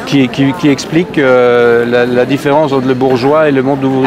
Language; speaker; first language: French; native; French